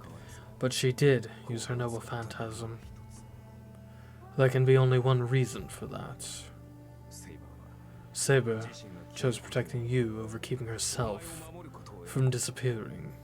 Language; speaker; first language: English; native; English